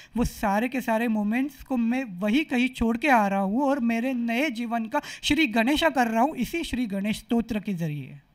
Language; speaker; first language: Hindi; non-native, local second language; Marathi